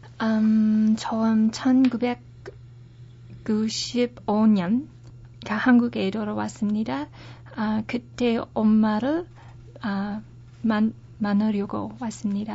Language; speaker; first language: Korean; non-native, learner; English